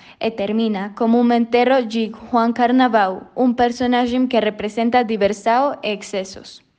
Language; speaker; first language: Portuguese; non-native, learner; Spanish